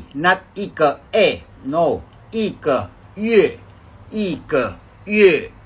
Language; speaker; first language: Chinese; non-native, learner; Filipino